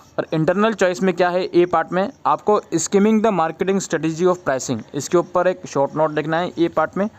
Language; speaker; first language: Hindi; native; Hindi